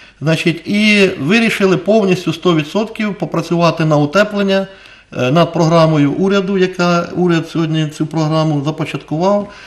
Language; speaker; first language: Ukrainian; non-native, local second language; Russian